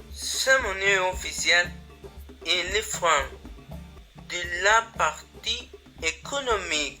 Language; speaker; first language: French; non-native, learner; Spanish